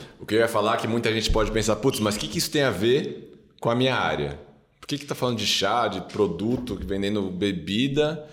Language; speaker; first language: Portuguese; native; Portuguese